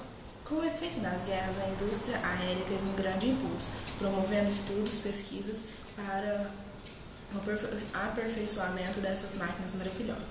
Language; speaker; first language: Portuguese; native; Portuguese